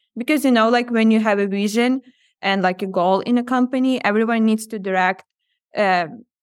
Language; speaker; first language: English; non-native, fluent; Ukrainian